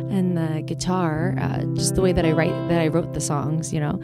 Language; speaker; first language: English; native; English